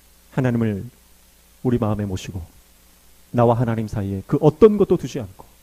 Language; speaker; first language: Korean; native; Korean